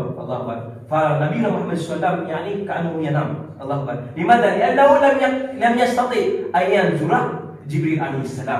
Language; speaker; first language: Arabic; non-native, learner; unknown